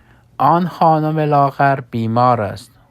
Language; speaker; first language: Persian; non-native, fluent; Urdu